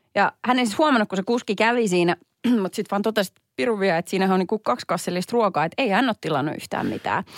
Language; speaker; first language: Finnish; native; Finnish